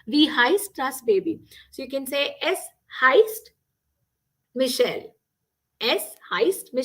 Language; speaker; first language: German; non-native, fluent; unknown